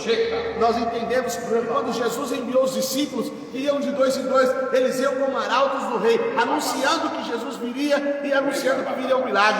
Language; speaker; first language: Portuguese; native; Portuguese